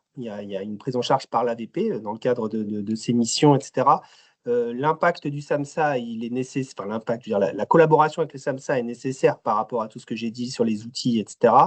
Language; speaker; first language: French; native; French